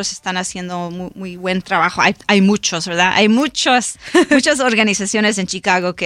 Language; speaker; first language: Spanish; non-native, local second language; English